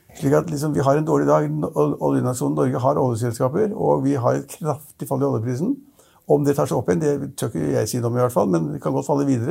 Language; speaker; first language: Norwegian; native; Norwegian